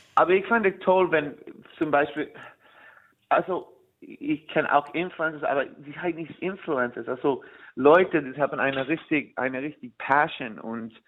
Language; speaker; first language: German; non-native, fluent; English